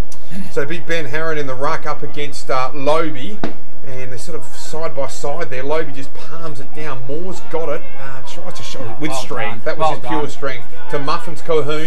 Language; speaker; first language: English; native; English